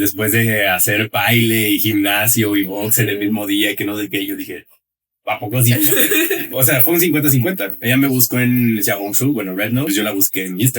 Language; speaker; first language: Spanish; native; Spanish